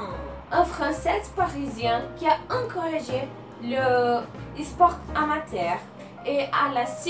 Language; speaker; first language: French; non-native, learner; Portuguese